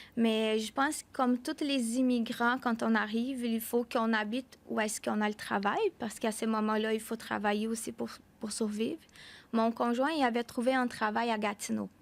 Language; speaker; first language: French; non-native, fluent; Portuguese